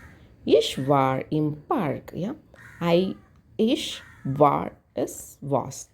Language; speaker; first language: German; non-native, learner; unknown